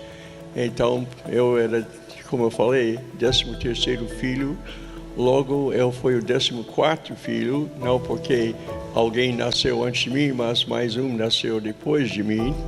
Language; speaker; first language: Portuguese; non-native, fluent; English